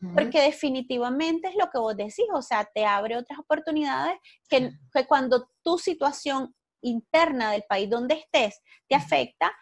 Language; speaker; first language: Spanish; native; Spanish